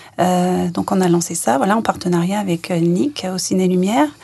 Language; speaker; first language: French; native; French